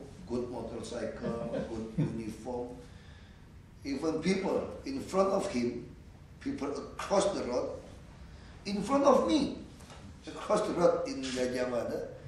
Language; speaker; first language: English; non-native, learner; Indonesian